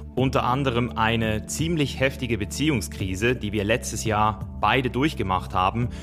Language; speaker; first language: German; native; German